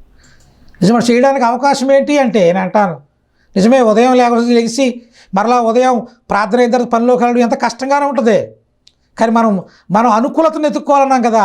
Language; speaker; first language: Telugu; native; Telugu